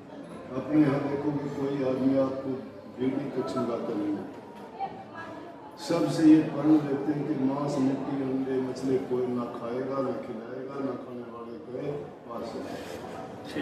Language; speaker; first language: Hindi; native; Hindi